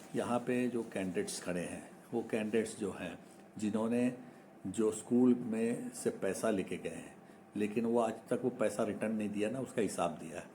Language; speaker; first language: Hindi; non-native, local second language; Malayalam